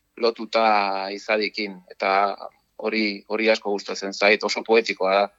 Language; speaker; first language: Basque; non-native, learner; Italian